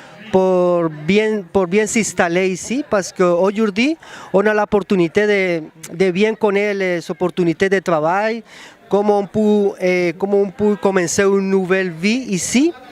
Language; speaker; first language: French; non-native, learner; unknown